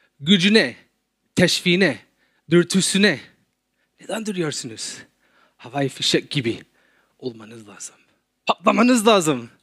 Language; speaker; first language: Turkish; non-native, fluent; English